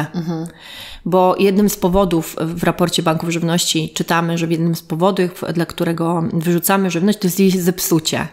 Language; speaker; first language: Polish; native; Polish